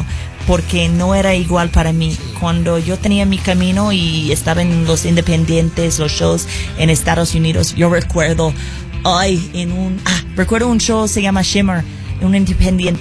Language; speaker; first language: Spanish; non-native, fluent; English